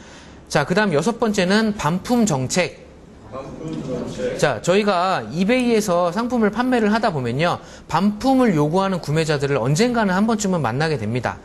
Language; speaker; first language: Korean; native; Korean